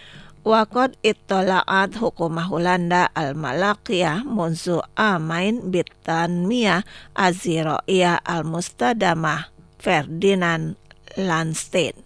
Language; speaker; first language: Arabic; non-native, fluent; Indonesian